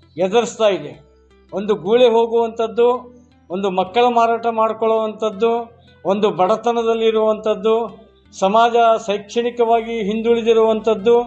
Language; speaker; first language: Kannada; non-native, local second language; Lambadi